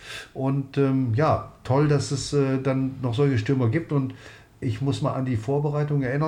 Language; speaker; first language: German; native; German